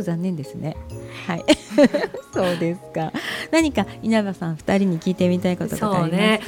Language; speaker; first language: Japanese; native; Japanese